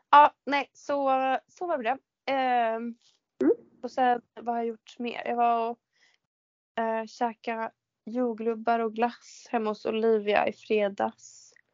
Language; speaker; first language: Swedish; native; Swedish